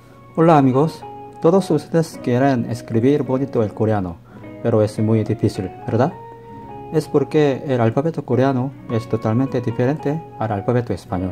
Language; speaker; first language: Spanish; non-native, learner; Korean